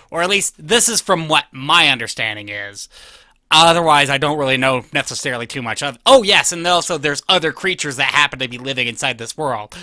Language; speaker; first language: English; native; English